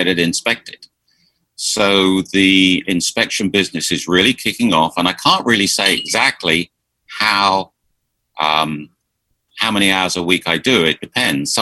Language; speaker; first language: English; native; English